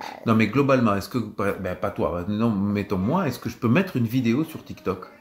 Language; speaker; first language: French; native; French